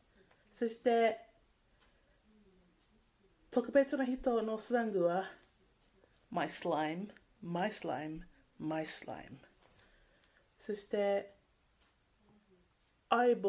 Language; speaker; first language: Japanese; non-native, learner; English